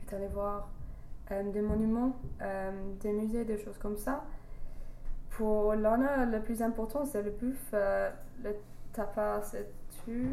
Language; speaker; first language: French; non-native, fluent; English